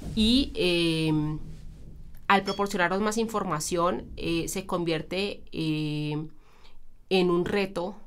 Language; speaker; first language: Spanish; native; Spanish